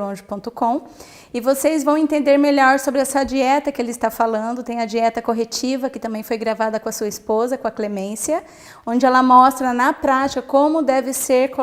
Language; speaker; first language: Portuguese; native; Portuguese